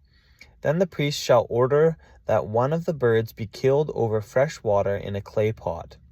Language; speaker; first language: English; native; English